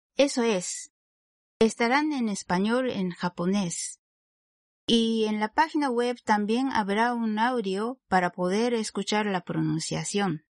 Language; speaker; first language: Spanish; non-native, fluent; Japanese